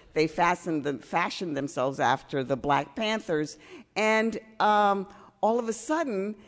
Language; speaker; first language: English; early bilingual, other home language; Spanish